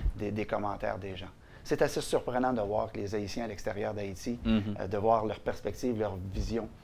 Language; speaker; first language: French; native; French